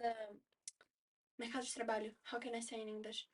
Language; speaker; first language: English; non-native, learner; Portuguese